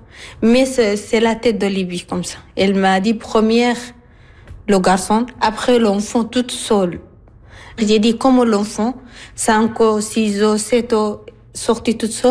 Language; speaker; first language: French; non-native, learner; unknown